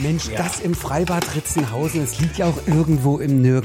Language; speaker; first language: German; native; German